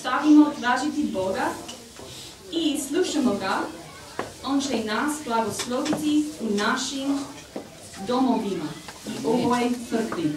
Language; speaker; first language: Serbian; non-native, learner; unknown